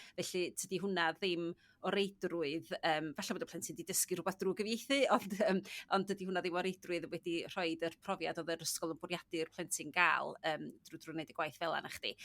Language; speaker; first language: Welsh; native; Welsh